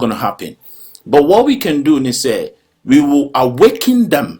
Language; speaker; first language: English; non-native, local second language; Akan